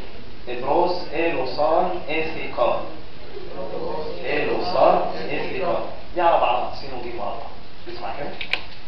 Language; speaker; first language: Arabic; native; Arabic